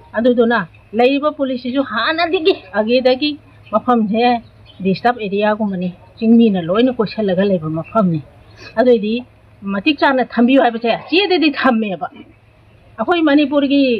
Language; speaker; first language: Manipuri; native; Manipuri